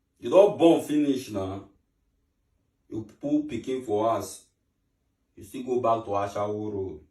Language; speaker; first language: Nigerian Pidgin; native; Nigerian Pidgin